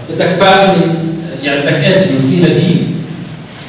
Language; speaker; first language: Arabic; native; Arabic